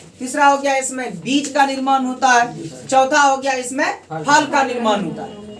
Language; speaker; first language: Hindi; native; Hindi